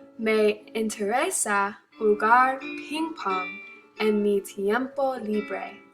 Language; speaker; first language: Spanish; non-native, learner; English